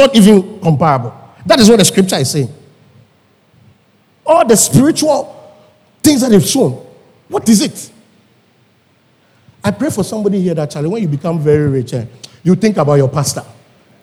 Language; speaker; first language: English; non-native, local second language; Akan